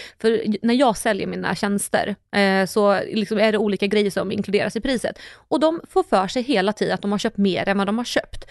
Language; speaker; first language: Swedish; early bilingual, other home language; Russian